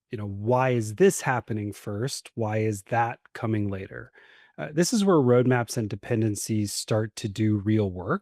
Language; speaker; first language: English; native; English